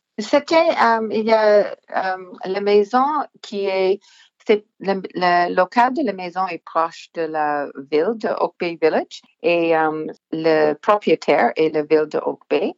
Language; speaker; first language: French; non-native, local second language; English